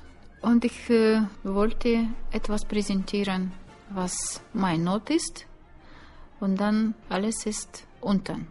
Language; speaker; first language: German; non-native, learner; Russian